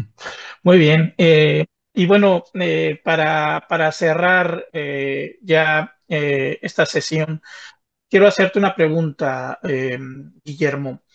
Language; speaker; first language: Spanish; native; Spanish